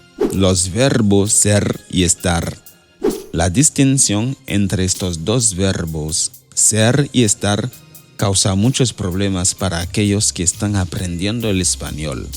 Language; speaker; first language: Spanish; non-native, fluent; Haitian Creole